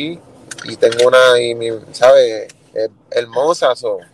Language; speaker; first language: Spanish; native; Spanish